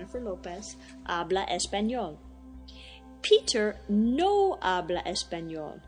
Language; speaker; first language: Spanish; non-native, fluent; English